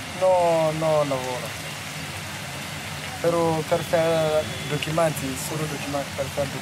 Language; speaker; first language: Italian; non-native, learner; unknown